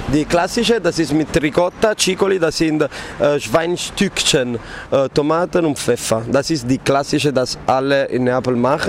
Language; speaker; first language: German; non-native, fluent; Italian